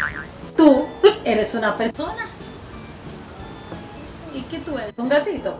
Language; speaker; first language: Spanish; native; Spanish